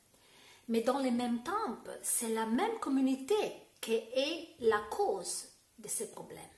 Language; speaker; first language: French; non-native, fluent; Italian